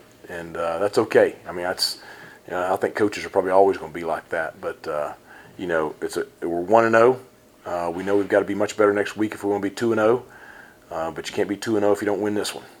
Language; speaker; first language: English; native; English